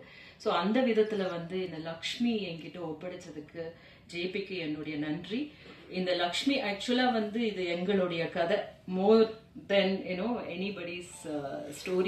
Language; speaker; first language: Tamil; native; Tamil